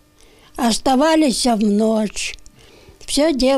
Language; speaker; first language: Russian; native; Russian